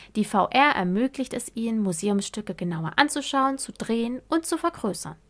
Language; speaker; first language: German; non-native, fluent; Chinese